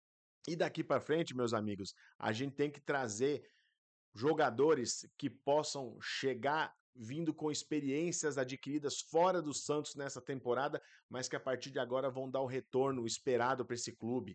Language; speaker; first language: Portuguese; native; Portuguese